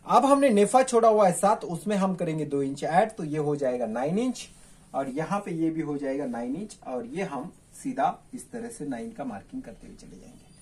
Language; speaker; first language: Hindi; non-native, local second language; Marathi